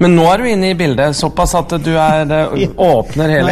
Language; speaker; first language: Norwegian; native; Norwegian